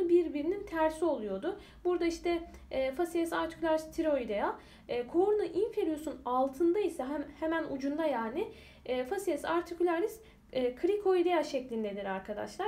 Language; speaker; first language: Turkish; native; Turkish